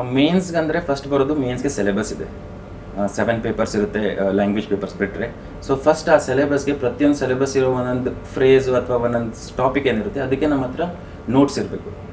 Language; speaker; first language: Kannada; native; Kannada